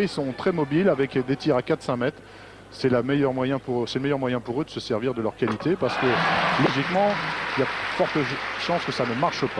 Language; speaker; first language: French; native; French